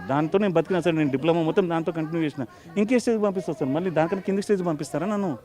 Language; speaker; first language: Telugu; native; Telugu